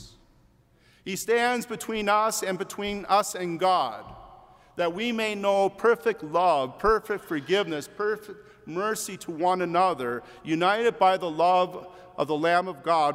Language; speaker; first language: English; native; English